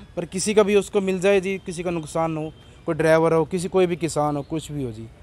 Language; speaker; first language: Hindi; native; Hindi